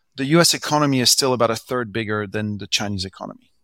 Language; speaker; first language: English; non-native, fluent; French